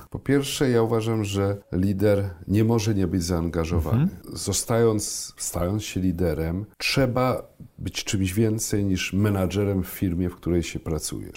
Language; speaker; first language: Polish; native; Polish